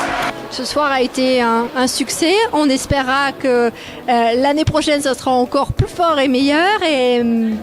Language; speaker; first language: French; native; French